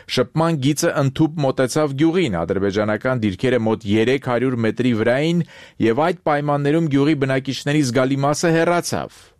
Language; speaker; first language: Armenian; native; Armenian